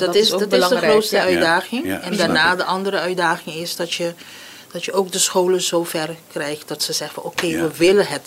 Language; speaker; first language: Dutch; non-native, local second language; Papiamento